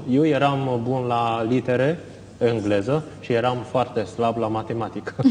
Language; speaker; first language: Romanian; non-native, fluent; Chinese